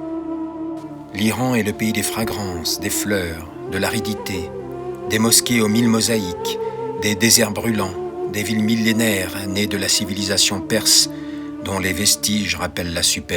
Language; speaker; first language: French; native; French